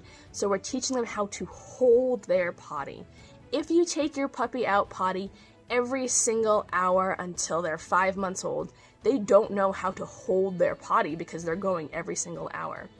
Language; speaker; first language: English; native; English